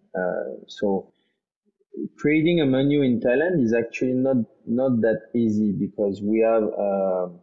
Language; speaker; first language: English; non-native, fluent; French